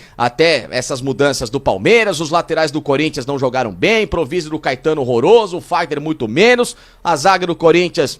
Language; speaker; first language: Portuguese; native; Portuguese